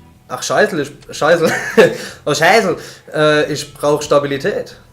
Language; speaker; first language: German; native; German